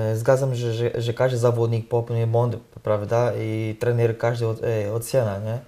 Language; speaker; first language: Polish; non-native, fluent; Portuguese